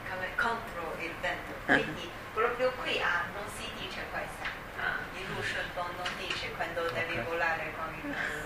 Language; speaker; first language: Italian; non-native, fluent; Chinese